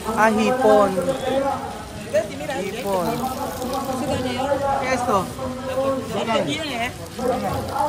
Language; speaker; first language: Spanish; non-native, learner; Filipino